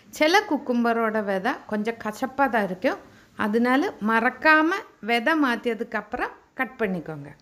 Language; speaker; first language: Tamil; non-native, local second language; Malayalam